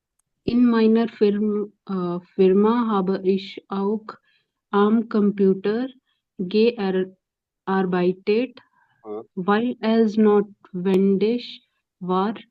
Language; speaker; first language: German; non-native, learner; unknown